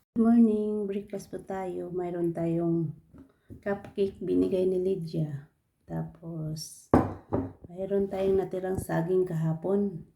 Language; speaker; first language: Filipino; native; Filipino